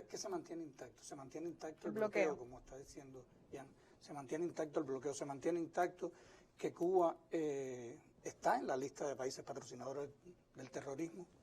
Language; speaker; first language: Spanish; native; Spanish